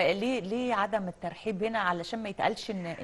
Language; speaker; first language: Arabic; native; Arabic